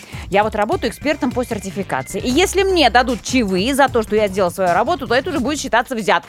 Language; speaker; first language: Russian; native; Russian